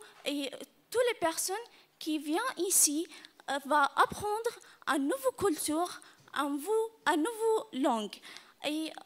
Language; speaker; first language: French; non-native, learner; Arabic